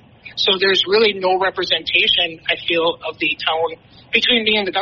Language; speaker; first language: English; native; English